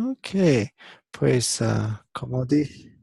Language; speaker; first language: Spanish; non-native, fluent; English